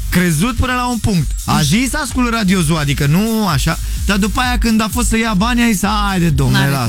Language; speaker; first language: Romanian; native; Romanian